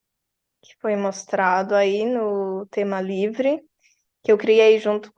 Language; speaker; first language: Portuguese; early bilingual, heritage; Portuguese